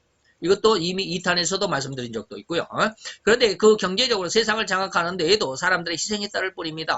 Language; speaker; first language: Korean; native; Korean